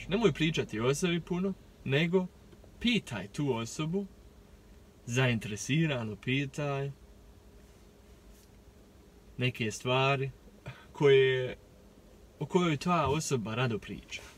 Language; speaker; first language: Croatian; early bilingual, heritage; Croatian